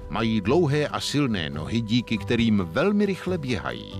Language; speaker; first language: Czech; native; Czech